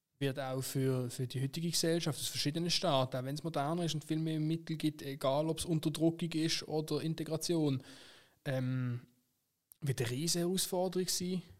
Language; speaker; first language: German; native; German